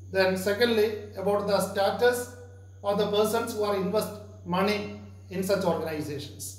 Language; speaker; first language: English; non-native, local second language; Malayalam